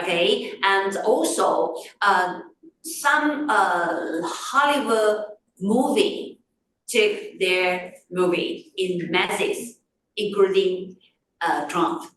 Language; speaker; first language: English; non-native, fluent; Chinese